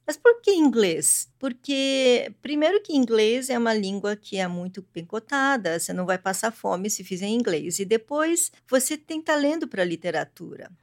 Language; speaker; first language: Portuguese; early bilingual, other home language; Korean